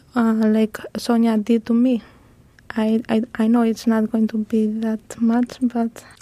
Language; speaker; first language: English; non-native, learner; Greek